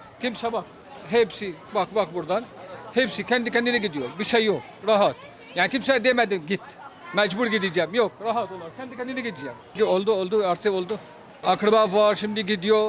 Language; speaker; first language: Turkish; non-native, learner; Arabic